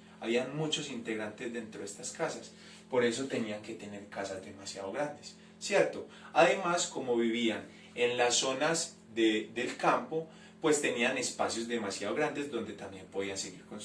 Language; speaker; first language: Spanish; native; Spanish